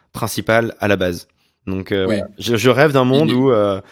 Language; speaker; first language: French; native; French